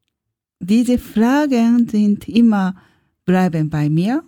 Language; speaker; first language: German; non-native, learner; Japanese